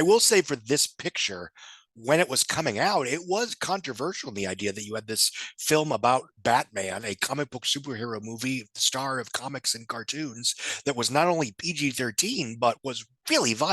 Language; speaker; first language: English; native; English